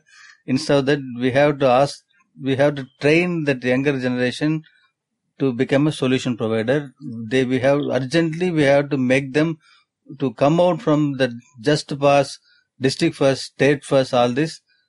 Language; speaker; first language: English; non-native, local second language; Tamil